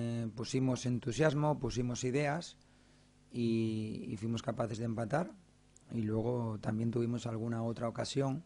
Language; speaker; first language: Spanish; native; Spanish